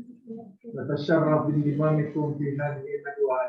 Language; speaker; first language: Arabic; non-native, fluent; Indonesian